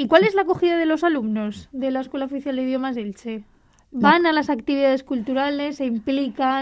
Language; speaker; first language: Spanish; native; Spanish